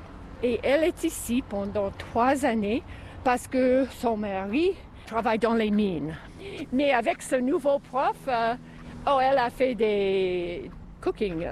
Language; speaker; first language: French; non-native, fluent; English